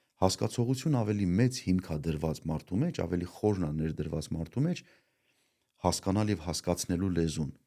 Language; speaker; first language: Armenian; native; Armenian